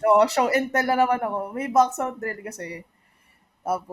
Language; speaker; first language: Filipino; native; Filipino